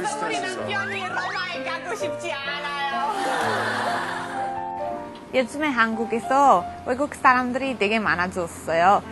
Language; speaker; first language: Korean; non-native, learner; Italian